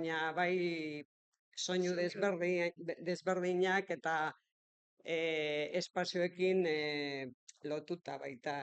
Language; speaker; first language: Basque; non-native, local second language; Spanish